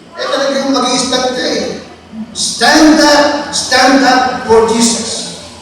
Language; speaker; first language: Filipino; native; Filipino